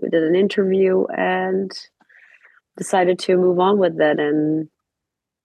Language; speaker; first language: English; non-native, fluent; Serbian